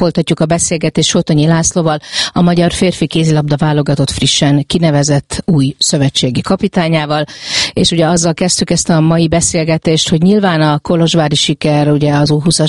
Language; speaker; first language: Hungarian; native; Hungarian